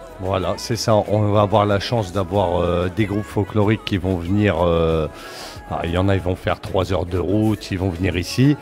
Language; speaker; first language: French; early bilingual, other home language; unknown